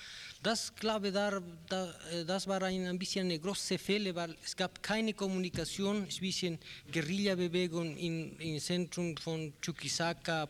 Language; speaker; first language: German; non-native, learner; Spanish